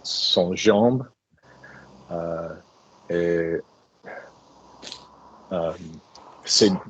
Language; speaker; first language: French; non-native, learner; English